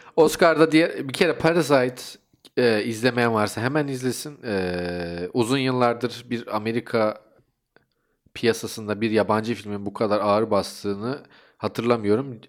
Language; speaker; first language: Turkish; native; Turkish